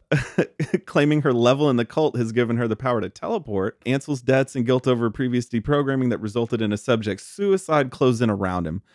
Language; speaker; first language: English; native; English